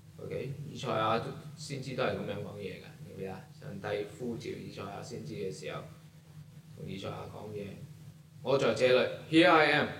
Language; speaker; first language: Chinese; non-native, local second language; Cantonese